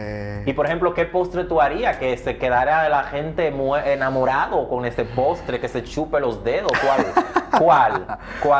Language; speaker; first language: Spanish; native; Spanish